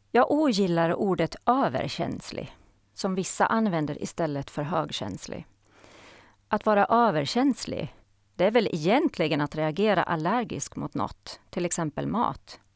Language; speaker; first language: Swedish; native; Swedish